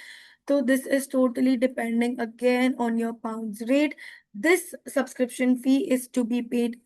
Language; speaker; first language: English; non-native, local second language; Hindi